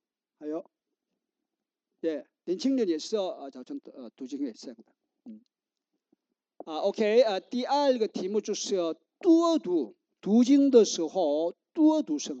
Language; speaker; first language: Chinese; non-native, learner; Korean